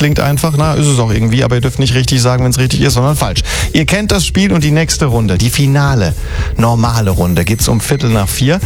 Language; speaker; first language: German; native; German